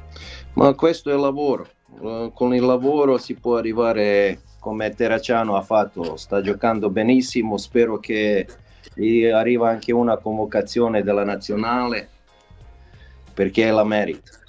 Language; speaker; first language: Italian; non-native, fluent; Serbian